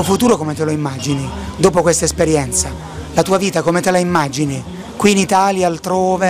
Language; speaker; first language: Italian; native; Italian